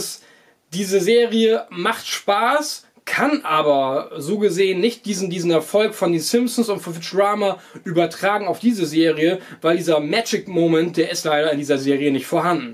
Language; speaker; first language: German; native; German